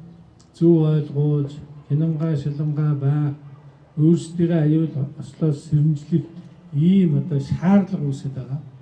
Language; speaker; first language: Mongolian; native; Mongolian